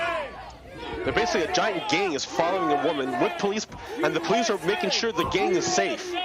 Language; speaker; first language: English; native; English